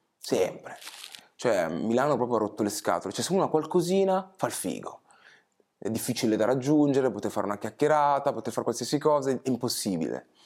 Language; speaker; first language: Italian; early bilingual, other home language; Portuguese